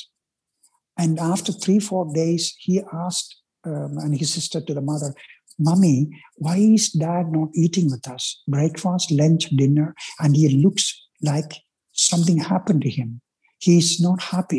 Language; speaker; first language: English; non-native, local second language; Malayalam